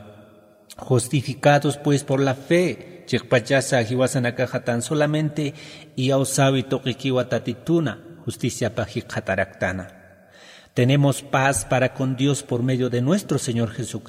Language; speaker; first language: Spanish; non-native, local second language; Aymara